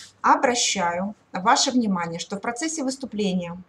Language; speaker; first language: Russian; native; Russian